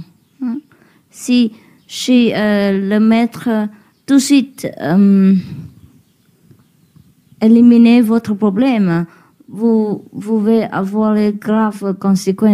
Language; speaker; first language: French; non-native, learner; Vietnamese